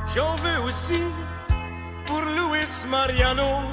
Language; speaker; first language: French; native; French